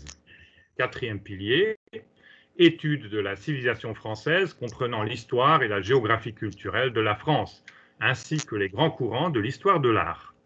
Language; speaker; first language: French; non-native, fluent; Hungarian